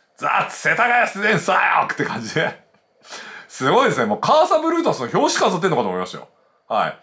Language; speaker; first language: Japanese; native; Japanese